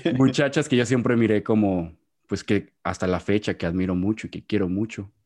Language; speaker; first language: Spanish; native; Spanish